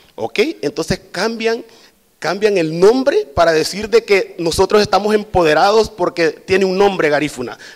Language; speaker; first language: Spanish; native; Spanish